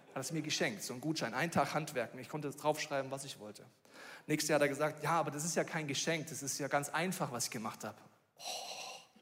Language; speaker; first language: German; native; German